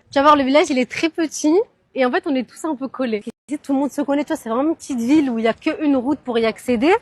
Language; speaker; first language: French; early bilingual, other home language; Arabic